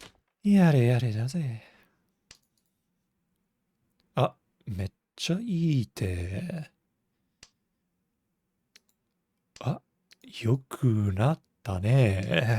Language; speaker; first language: Japanese; non-native, fluent; English